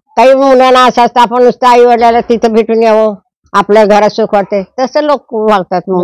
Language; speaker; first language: Marathi; native; Marathi